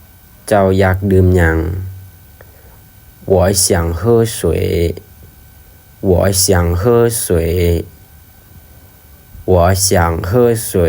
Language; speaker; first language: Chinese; non-native, fluent; Lao